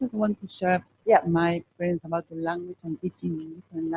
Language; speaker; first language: English; non-native, fluent; Spanish